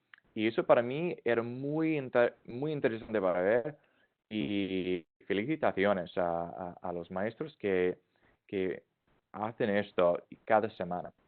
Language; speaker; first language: Spanish; non-native, fluent; English